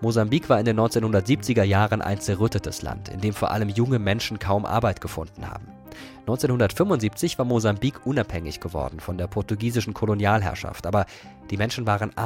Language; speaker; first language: German; native; German